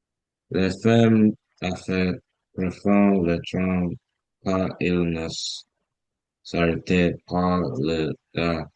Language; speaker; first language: French; non-native, learner; English